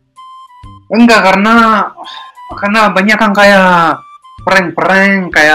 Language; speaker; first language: Indonesian; non-native, fluent; Hebrew